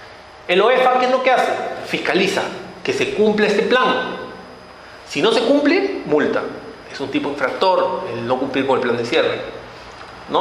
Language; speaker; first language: Spanish; native; Spanish